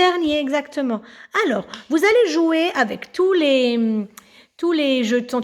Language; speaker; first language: French; native; French